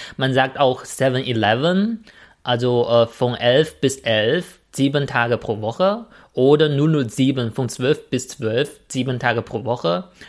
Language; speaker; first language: German; non-native, fluent; Chinese